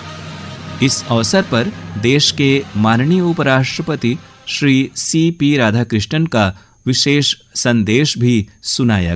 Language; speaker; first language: Hindi; native; Hindi